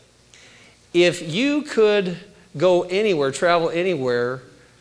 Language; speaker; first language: English; native; English